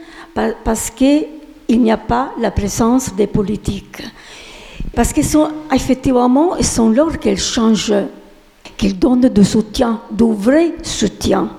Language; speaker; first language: French; non-native, fluent; Italian